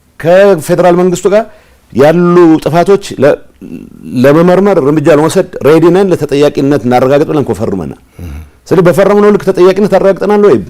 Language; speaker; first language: Amharic; non-native, local second language; Tigrinya